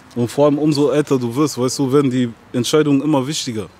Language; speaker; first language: German; native; German